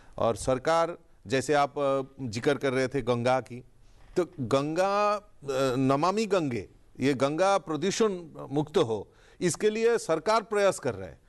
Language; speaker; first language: Hindi; non-native, local second language; Bangla